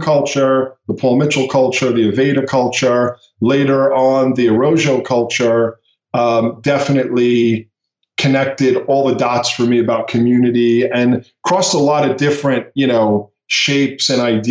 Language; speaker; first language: English; native; English